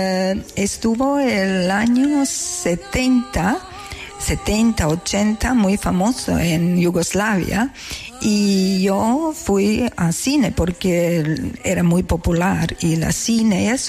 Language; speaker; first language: Spanish; non-native, fluent; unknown